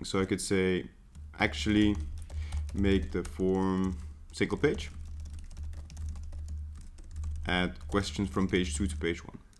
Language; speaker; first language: English; non-native, fluent; Dutch